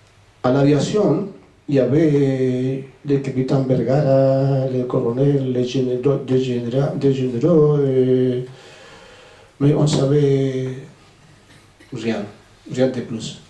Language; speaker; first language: French; non-native, fluent; Spanish